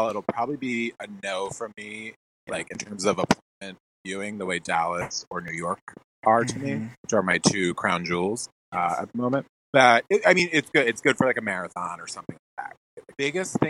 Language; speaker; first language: English; native; English